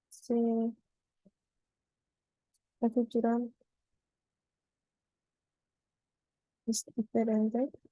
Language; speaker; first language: Spanish; non-native, learner; Korean